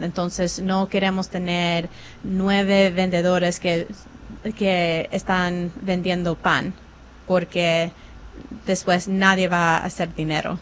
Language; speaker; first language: Spanish; non-native, fluent; English